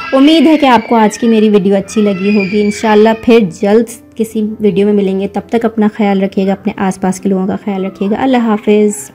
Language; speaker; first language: Urdu; native; Urdu